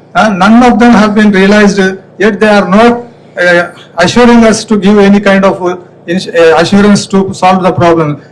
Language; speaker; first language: English; non-native, local second language; Telugu